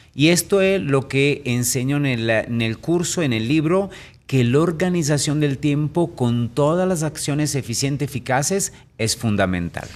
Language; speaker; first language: Spanish; non-native, fluent; Italian